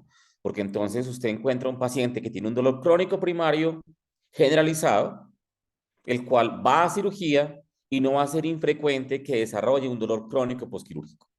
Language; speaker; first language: Spanish; native; Spanish